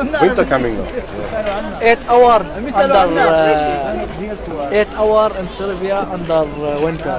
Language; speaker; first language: English; non-native, learner; Arabic